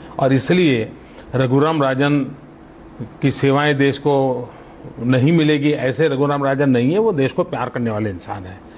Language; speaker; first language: Hindi; non-native, local second language; Gujarati